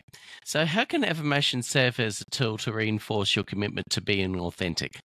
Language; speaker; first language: English; native; English